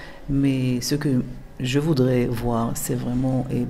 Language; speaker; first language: French; non-native, fluent; Hebrew